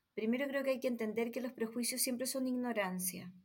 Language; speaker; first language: Spanish; native; Spanish